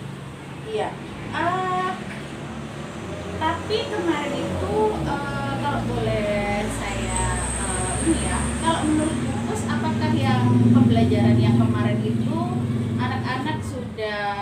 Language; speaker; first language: Indonesian; native; Indonesian